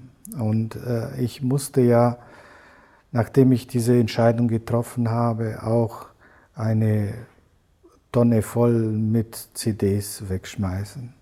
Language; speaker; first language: German; non-native, fluent; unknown